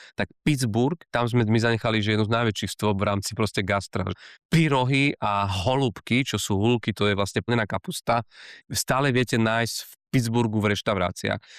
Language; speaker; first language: Slovak; native; Slovak